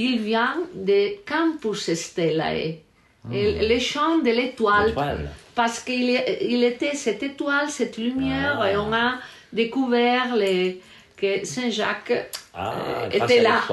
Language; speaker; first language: French; non-native, learner; Galician